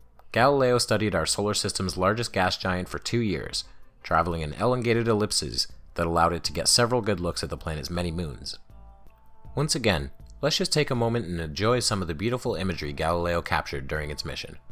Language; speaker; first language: English; native; English